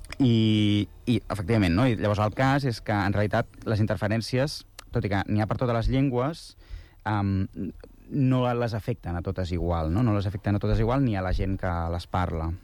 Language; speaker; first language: Catalan; native; Catalan